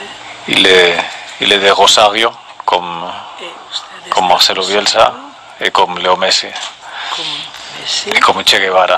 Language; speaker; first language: French; non-native, fluent; Spanish